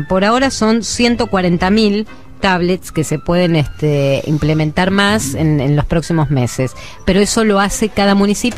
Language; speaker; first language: Spanish; native; Spanish